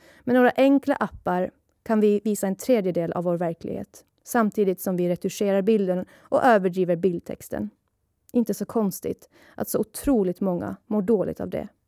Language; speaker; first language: Swedish; early bilingual, other home language; Persian